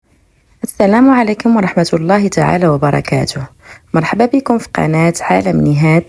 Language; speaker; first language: Arabic; native; Arabic